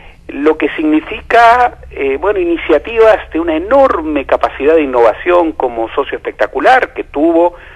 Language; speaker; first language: Spanish; native; Spanish